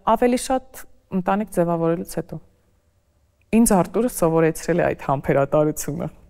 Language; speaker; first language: Armenian; native; Armenian